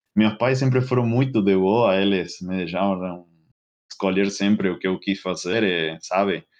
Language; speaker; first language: Portuguese; non-native, fluent; Spanish